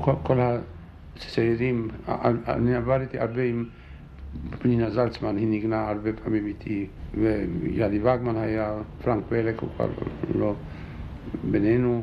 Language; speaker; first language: Hebrew; non-native, fluent; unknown